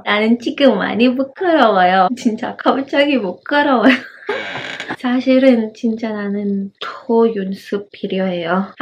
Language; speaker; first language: Korean; non-native, learner; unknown